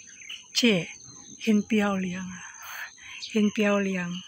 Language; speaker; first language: Chinese; non-native, learner; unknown